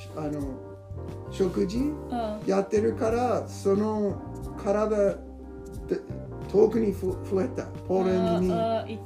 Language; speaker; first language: Japanese; non-native, learner; English